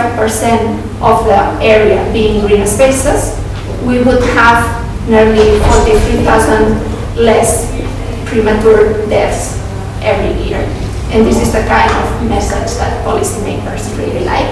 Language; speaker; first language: English; non-native, fluent; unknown